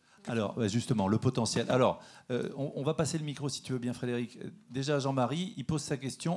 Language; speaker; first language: French; native; French